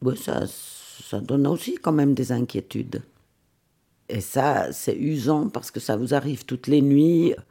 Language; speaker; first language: French; non-native, fluent; Swiss German